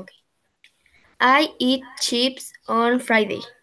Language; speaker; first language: English; non-native, learner; Spanish